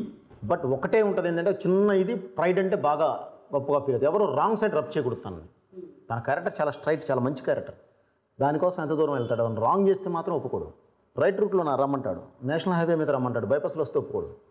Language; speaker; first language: Telugu; native; Telugu